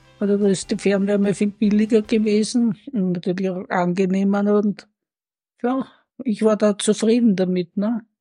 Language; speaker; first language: German; native; German